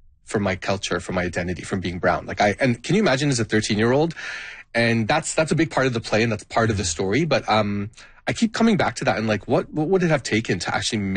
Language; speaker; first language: English; non-native, fluent; Gujarati